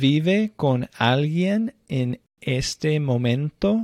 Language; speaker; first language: Spanish; non-native, fluent; English